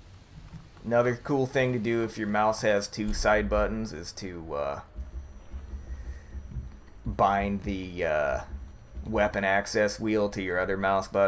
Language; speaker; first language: English; native; English